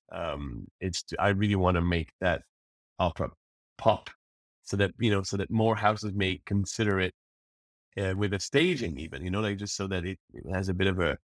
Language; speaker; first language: English; native; English